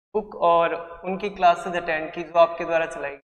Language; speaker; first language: Hindi; native; Hindi